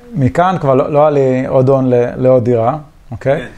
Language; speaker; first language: Hebrew; native; Hebrew